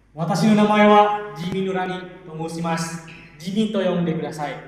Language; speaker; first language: Japanese; non-native, learner; Indonesian